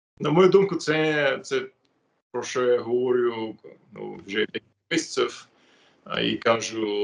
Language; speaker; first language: Ukrainian; non-native, fluent; English